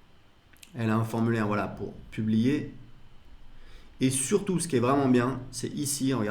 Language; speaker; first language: French; native; French